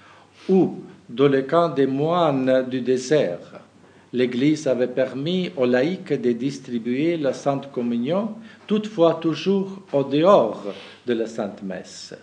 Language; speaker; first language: French; non-native, fluent; German